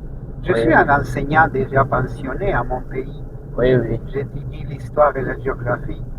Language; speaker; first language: French; non-native, fluent; Spanish